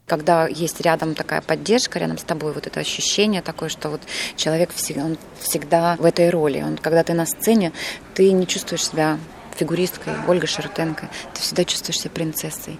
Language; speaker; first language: Russian; native; Russian